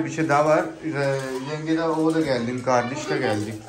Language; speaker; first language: Turkish; non-native, learner; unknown